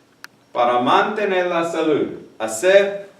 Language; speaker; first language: Spanish; non-native, fluent; English